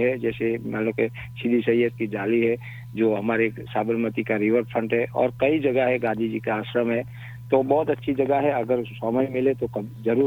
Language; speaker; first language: Hindi; non-native, local second language; Gujarati